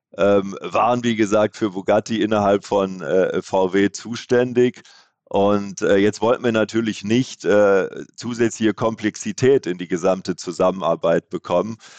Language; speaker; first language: German; native; German